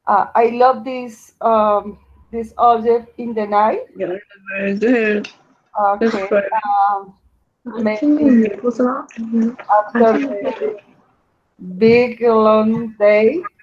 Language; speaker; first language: English; non-native, learner; Spanish